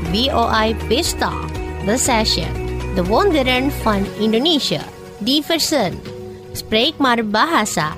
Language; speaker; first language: Dutch; non-native, fluent; Indonesian